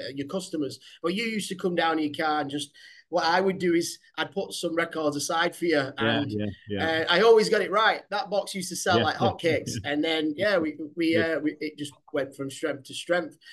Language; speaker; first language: English; native; English